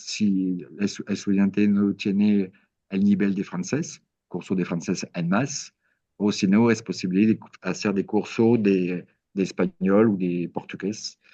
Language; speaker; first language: Spanish; non-native, learner; French